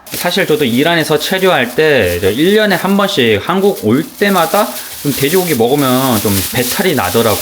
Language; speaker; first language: Korean; native; Korean